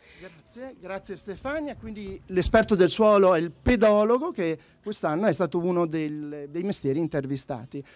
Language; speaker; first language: Italian; native; Italian